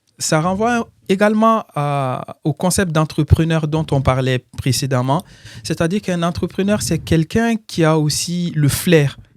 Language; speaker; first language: French; non-native, local second language; Bambara